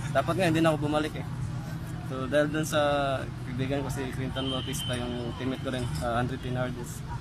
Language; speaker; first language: Filipino; non-native, local second language; Cebuano